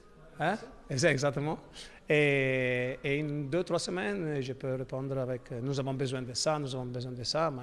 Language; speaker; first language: French; non-native, learner; Italian